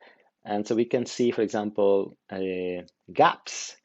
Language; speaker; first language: English; non-native, fluent; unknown